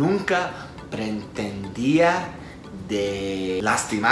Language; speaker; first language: Spanish; non-native, fluent; Portuguese